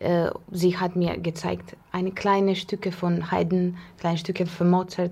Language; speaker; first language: German; non-native, learner; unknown